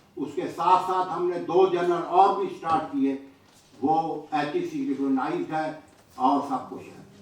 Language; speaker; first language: Urdu; non-native, local second language; Punjabi